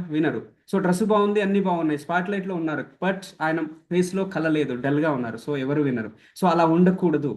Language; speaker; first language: Telugu; native; Telugu